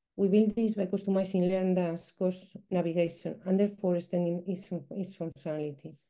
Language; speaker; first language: English; non-native, fluent; Spanish